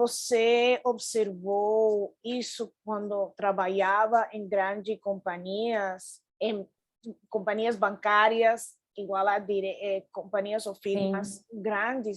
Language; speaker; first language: Portuguese; non-native, fluent; Spanish